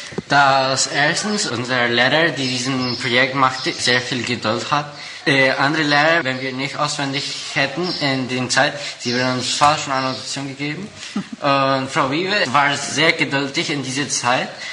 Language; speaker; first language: German; non-native, learner; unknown